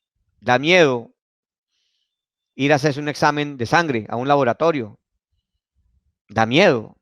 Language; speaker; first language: Spanish; native; Spanish